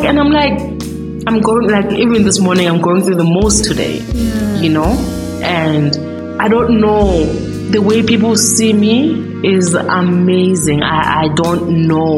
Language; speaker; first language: English; non-native, local second language; Xhosa